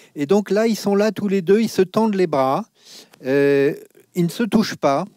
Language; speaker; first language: French; native; French